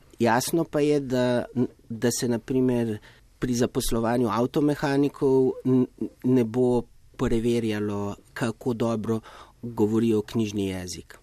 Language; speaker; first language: Slovenian; native; Slovenian